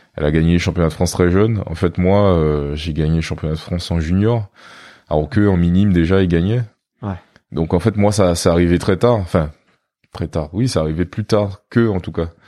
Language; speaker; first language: French; native; French